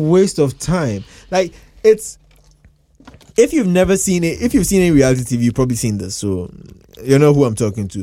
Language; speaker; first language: English; non-native, local second language; Akan